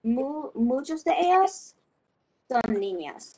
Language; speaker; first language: Spanish; non-native, learner; English